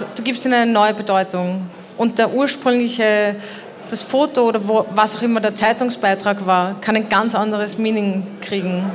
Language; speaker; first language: German; native; German